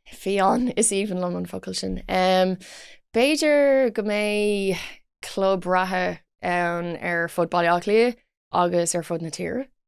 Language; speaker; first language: Irish; non-native, local second language; English